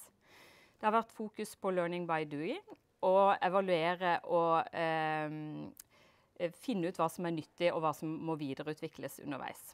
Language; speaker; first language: Norwegian; native; Norwegian